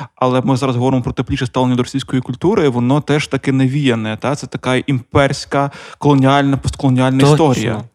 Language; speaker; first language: Ukrainian; non-native, local second language; Russian